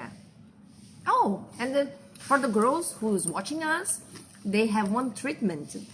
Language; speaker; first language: English; non-native, fluent; Portuguese